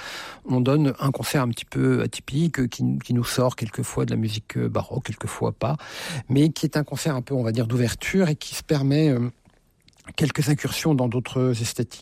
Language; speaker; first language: French; native; French